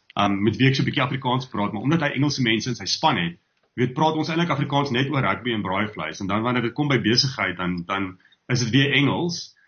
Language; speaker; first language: Afrikaans; native; Afrikaans